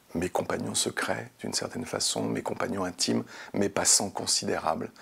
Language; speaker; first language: French; native; French